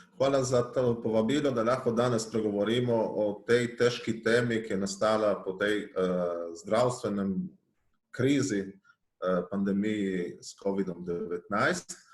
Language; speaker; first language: Slovenian; native; Slovenian